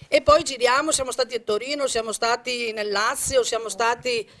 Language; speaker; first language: Italian; native; Italian